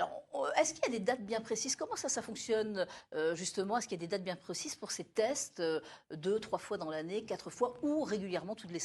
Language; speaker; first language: French; native; French